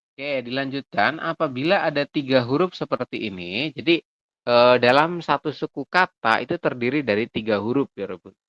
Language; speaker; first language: Indonesian; native; Indonesian